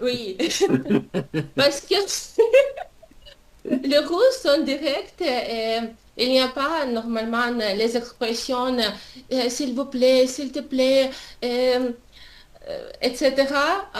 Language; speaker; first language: French; non-native, learner; Russian